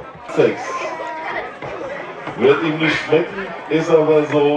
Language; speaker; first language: German; native; German